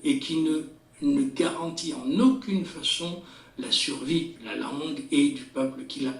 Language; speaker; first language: French; non-native, local second language; Kabyle